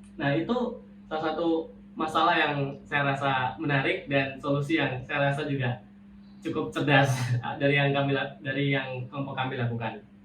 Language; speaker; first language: Indonesian; native; Indonesian